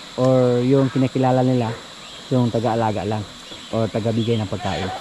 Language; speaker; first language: Filipino; non-native, local second language; Cebuano